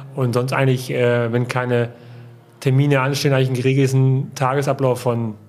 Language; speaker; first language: German; native; German